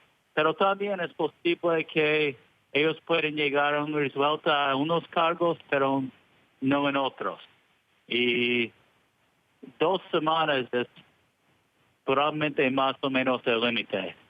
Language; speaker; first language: Spanish; early bilingual, heritage; Spanish